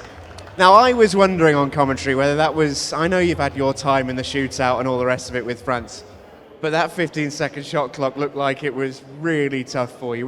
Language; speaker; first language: English; native; English